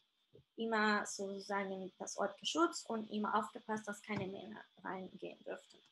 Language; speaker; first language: German; non-native, fluent; Spanish